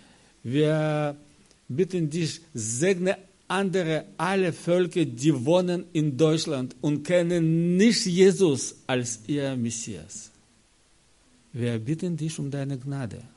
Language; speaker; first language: German; non-native, learner; Russian